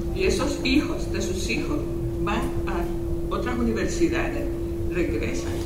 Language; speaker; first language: Spanish; non-native, local second language; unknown